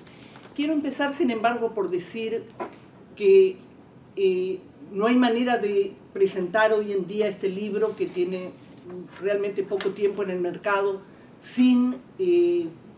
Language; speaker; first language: Spanish; native; Spanish